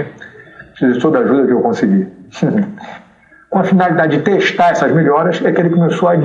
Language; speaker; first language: Portuguese; native; Portuguese